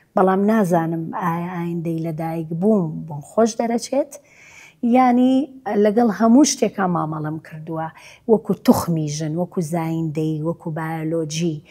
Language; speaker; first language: Central Kurdish; native; Central Kurdish